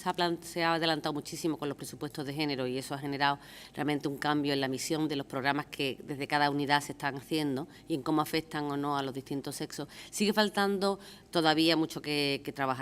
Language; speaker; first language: Spanish; native; Spanish